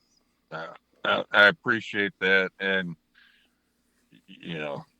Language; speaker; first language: English; native; English